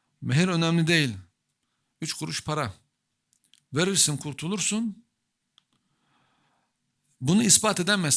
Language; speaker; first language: Turkish; native; Turkish